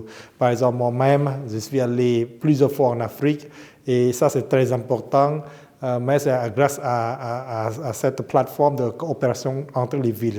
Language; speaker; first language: French; non-native, fluent; Khmer